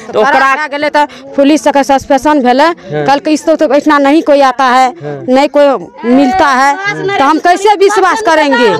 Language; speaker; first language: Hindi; non-native, local second language; Maithili